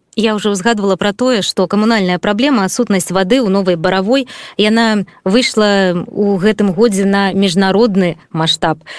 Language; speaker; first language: Belarusian; native; Belarusian